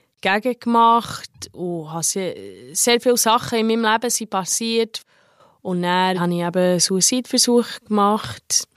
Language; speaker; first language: German; early bilingual, heritage; German